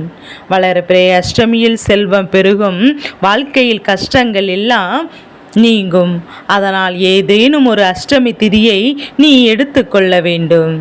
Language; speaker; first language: Tamil; native; Tamil